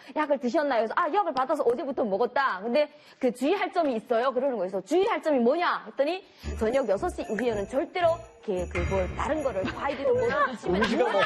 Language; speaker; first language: Korean; native; Korean